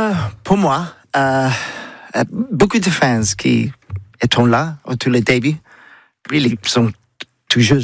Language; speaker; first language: French; non-native, learner; English